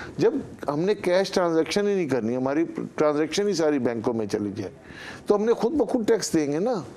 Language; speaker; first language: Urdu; non-native, local second language; Punjabi